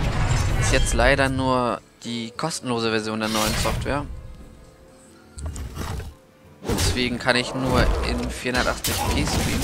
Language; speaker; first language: German; native; German